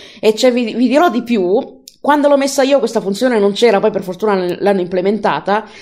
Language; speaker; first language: Italian; native; Italian